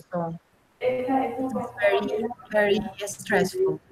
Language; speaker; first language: English; non-native, learner; Spanish